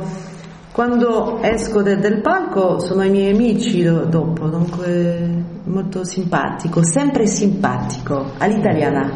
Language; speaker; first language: Italian; early bilingual, heritage; French